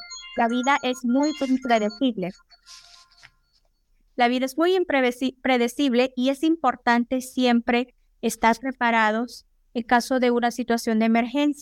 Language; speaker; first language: Spanish; native; Spanish